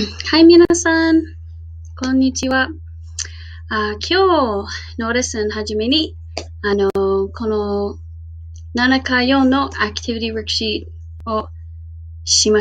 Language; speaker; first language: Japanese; non-native, fluent; English